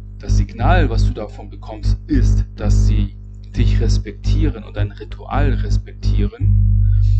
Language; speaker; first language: German; native; German